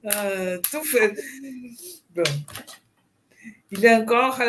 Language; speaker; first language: French; non-native, fluent; Portuguese